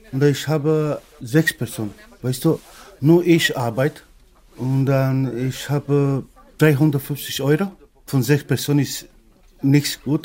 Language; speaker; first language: German; non-native, learner; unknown